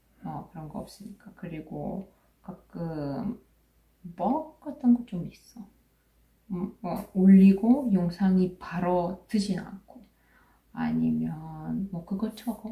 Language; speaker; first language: Korean; non-native, fluent; Russian